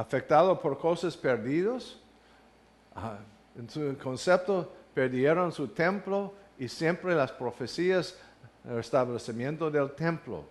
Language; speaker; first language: Spanish; non-native, learner; English